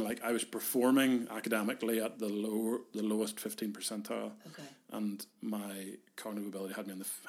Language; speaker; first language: English; native; English